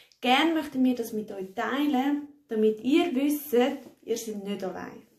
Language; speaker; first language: German; native; German